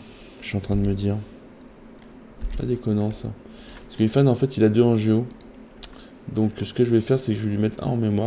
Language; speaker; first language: French; native; French